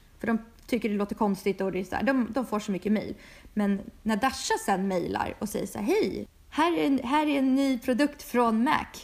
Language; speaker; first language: Swedish; early bilingual, other home language; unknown